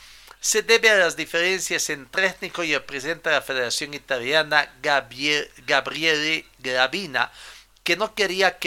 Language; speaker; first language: Spanish; native; Spanish